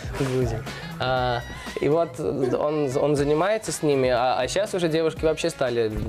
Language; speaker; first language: Russian; early bilingual, heritage; Russian